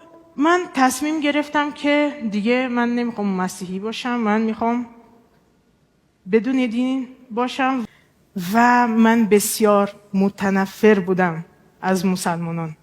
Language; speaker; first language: Persian; non-native, fluent; Portuguese